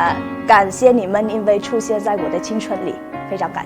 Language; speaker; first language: Chinese; non-native, fluent; Vietnamese